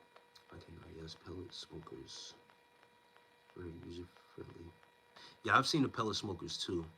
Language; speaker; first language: English; native; English